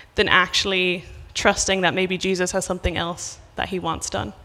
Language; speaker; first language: English; native; English